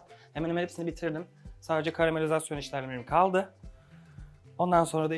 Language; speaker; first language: Turkish; native; Turkish